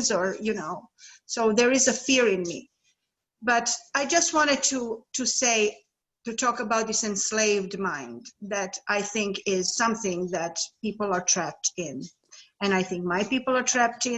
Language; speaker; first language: English; non-native, fluent; Serbian